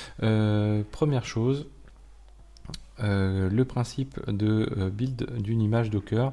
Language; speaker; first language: French; native; French